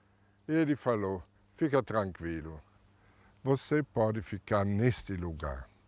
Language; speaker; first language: Portuguese; non-native, fluent; German